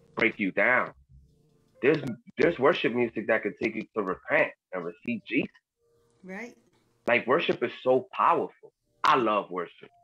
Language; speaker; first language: English; early bilingual, other home language; Spanish